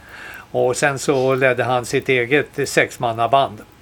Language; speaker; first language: Swedish; native; Swedish